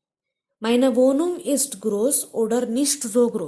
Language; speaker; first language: German; non-native, fluent; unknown